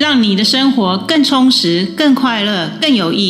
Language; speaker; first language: Chinese; native; Chinese